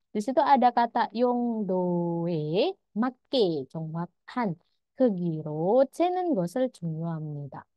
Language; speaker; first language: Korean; non-native, learner; Indonesian